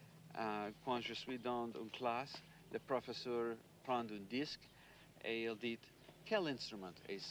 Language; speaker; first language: French; non-native, learner; English